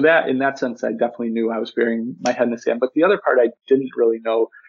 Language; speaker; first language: English; native; English